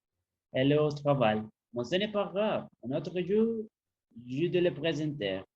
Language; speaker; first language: French; non-native, learner; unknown